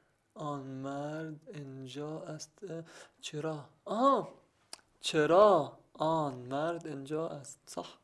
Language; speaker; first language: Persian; non-native, learner; Arabic